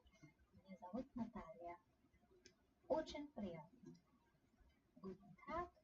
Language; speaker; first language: Russian; non-native, learner; English